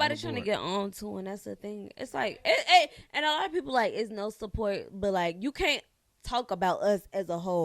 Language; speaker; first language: English; native; English